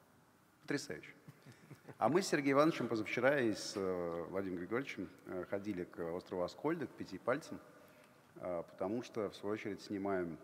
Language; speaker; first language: Russian; native; Russian